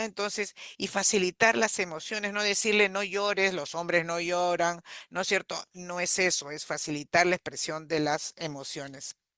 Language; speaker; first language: Spanish; native; Spanish